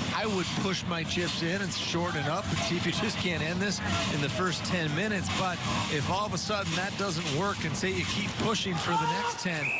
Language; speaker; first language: English; native; English